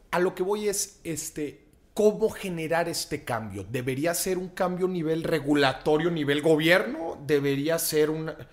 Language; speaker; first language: Spanish; native; Spanish